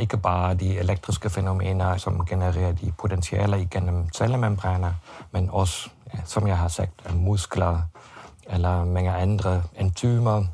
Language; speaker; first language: Danish; non-native, fluent; German